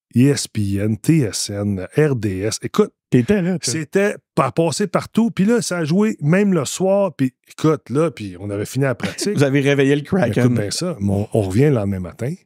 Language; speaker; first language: French; native; French